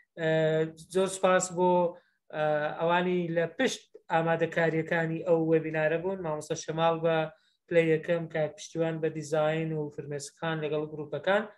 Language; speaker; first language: Central Kurdish; native; Central Kurdish